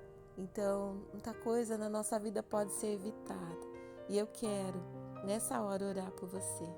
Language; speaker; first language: Portuguese; native; Portuguese